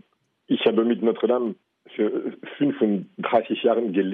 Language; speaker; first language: German; non-native, fluent; French